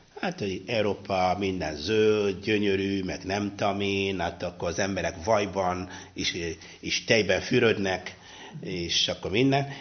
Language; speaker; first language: Hungarian; non-native, fluent; Luba-Lulua